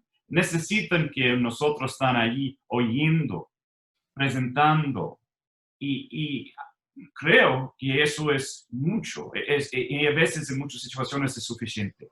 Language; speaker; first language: Spanish; non-native, learner; English